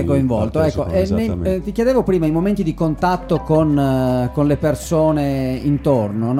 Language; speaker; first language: Italian; native; Italian